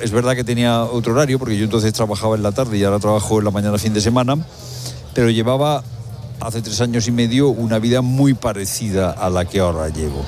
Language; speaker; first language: Spanish; native; Spanish